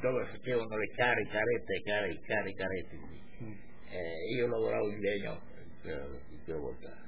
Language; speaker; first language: Italian; non-native, local second language; Friulian